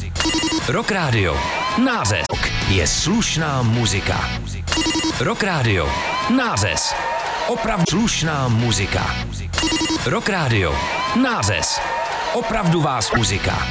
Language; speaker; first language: Czech; native; Czech